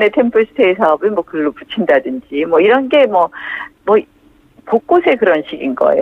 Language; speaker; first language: Korean; native; Korean